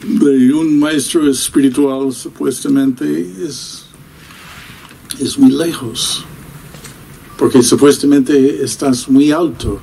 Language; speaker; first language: Spanish; non-native, fluent; English